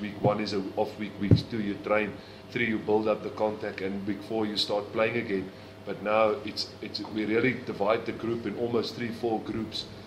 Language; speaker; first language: English; non-native, local second language; Afrikaans